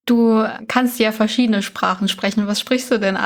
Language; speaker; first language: German; native; German